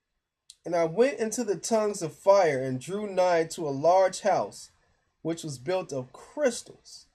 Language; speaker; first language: English; native; English